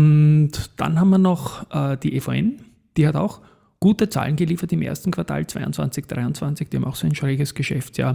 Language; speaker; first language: German; native; German